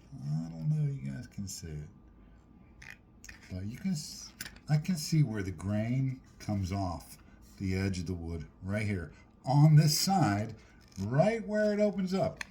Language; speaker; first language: English; native; English